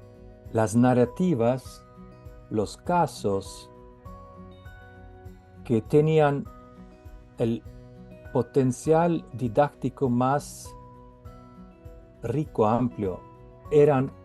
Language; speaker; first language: Spanish; non-native, fluent; Norwegian